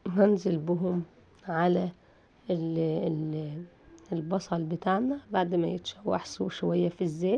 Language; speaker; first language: Arabic; native; Arabic